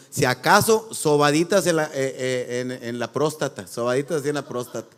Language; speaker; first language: Spanish; native; Spanish